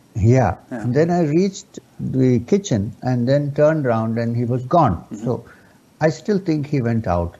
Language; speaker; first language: English; non-native, local second language; Urdu